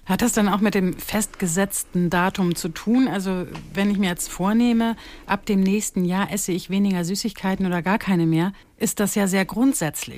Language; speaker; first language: German; native; German